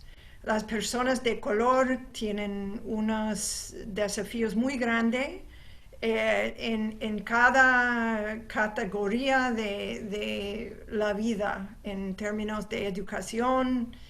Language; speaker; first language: Spanish; non-native, fluent; English